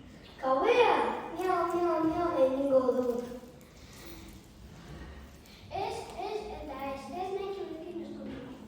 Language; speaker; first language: Basque; non-native, learner; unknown